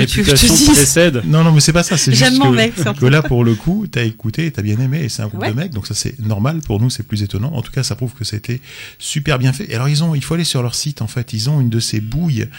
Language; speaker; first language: French; native; French